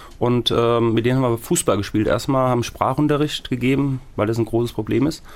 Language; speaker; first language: German; native; German